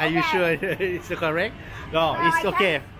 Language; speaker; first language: English; non-native, learner; Thai